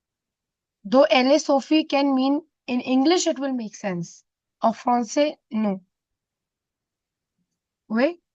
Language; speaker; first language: French; non-native, fluent; Hindi